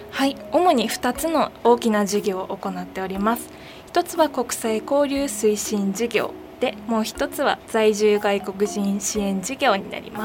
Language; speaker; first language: Japanese; native; Japanese